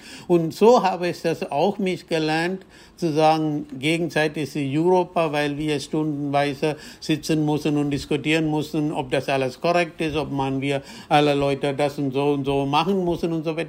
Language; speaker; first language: German; non-native, fluent; Tamil